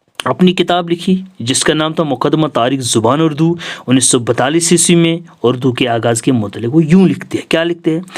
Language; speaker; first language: Urdu; non-native, local second language; Kashmiri